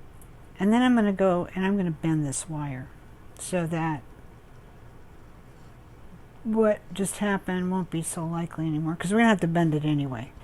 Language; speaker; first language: English; native; English